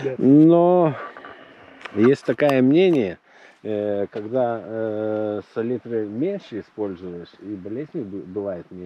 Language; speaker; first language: Russian; non-native, fluent; Lithuanian